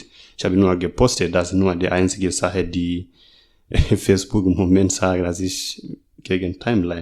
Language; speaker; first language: German; non-native, learner; Masai